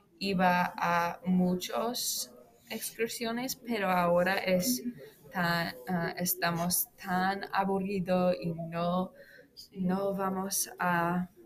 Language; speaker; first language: Spanish; non-native, learner; English